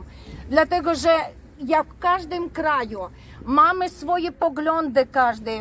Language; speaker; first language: Polish; non-native, fluent; Ukrainian